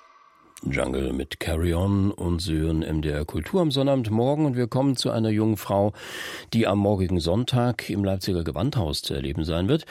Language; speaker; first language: German; native; German